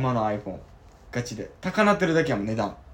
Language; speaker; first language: Japanese; native; Japanese